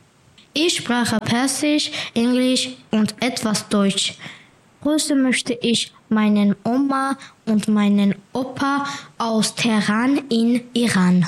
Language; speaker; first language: German; early bilingual, other home language; Persian